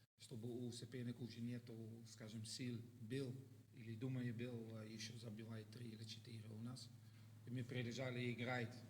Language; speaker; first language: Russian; non-native, learner; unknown